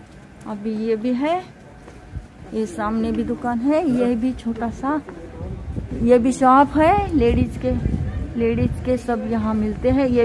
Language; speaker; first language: Hindi; non-native, local second language; Marathi